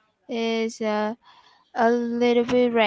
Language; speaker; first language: English; non-native, learner; Vietnamese